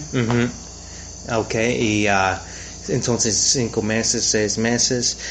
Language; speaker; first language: Spanish; non-native, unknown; English